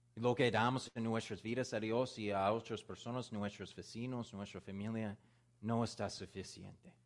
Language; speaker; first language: Spanish; non-native, learner; English